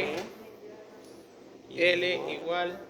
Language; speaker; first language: Spanish; native; Spanish